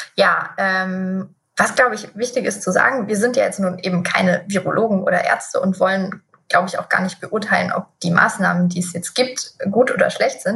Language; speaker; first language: German; native; German